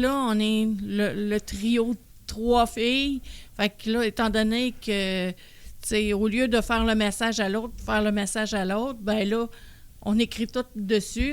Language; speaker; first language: French; native; French